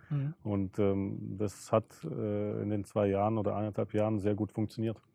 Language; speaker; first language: German; early bilingual, other home language; Russian